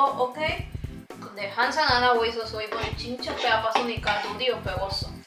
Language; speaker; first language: Korean; non-native, learner; Spanish